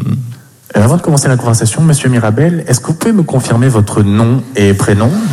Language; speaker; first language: French; native; French